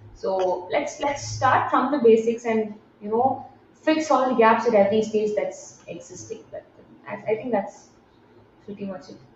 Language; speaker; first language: English; non-native, local second language; Tamil